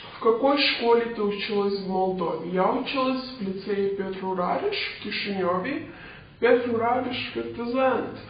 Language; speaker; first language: Russian; non-native, local second language; Romanian